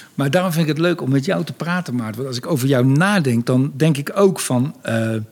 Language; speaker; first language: Dutch; native; Dutch